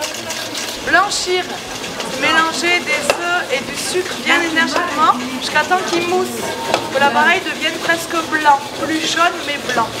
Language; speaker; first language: French; native; French